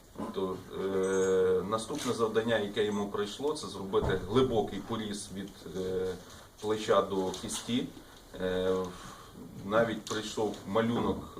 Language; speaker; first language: Ukrainian; native; Ukrainian